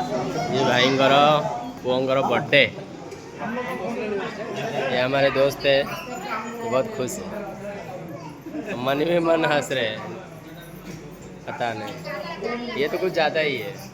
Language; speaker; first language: Hindi; non-native, local second language; Odia